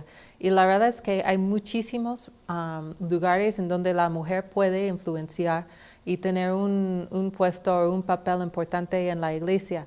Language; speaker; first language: Spanish; non-native, fluent; English